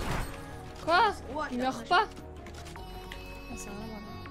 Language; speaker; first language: French; native; French